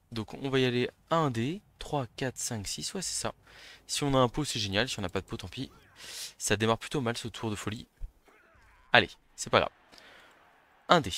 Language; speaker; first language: French; native; French